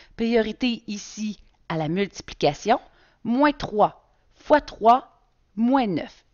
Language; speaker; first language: French; native; French